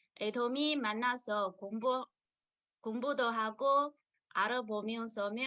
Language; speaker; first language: Korean; non-native, learner; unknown